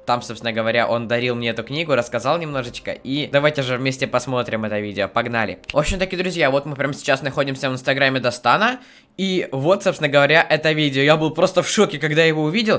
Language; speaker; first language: Russian; native; Russian